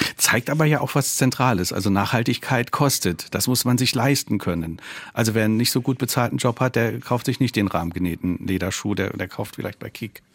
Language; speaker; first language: German; native; German